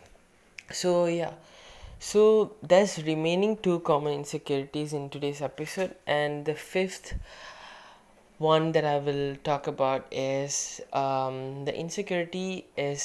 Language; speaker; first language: English; non-native, local second language; Tamil